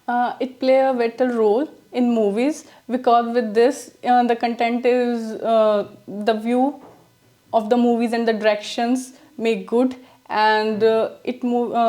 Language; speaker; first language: English; non-native, learner; Punjabi